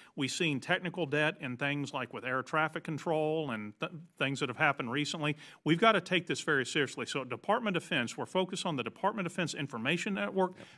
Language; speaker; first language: English; native; English